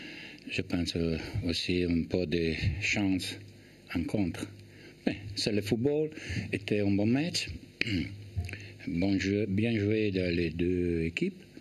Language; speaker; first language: French; non-native, learner; Italian